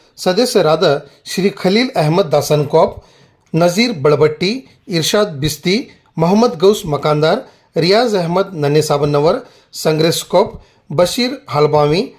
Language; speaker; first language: Kannada; native; Kannada